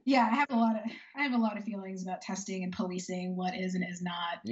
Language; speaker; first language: English; native; English